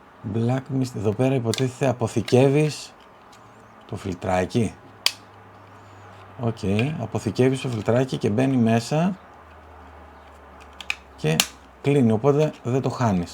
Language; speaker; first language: Greek; native; Greek